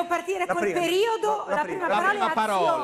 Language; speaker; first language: Italian; native; Italian